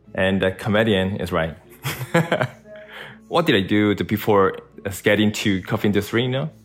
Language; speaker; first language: English; non-native, learner; Korean